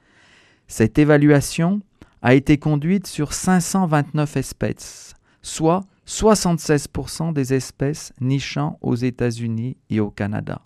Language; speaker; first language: French; native; French